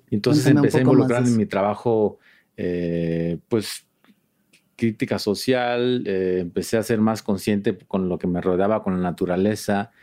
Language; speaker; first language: Spanish; native; Spanish